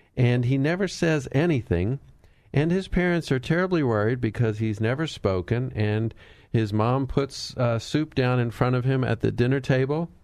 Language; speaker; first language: English; native; English